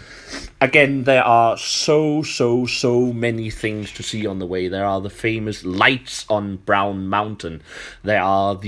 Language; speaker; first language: English; non-native, fluent; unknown